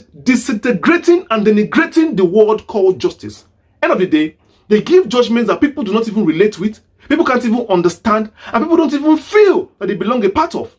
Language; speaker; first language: English; non-native, local second language; Igbo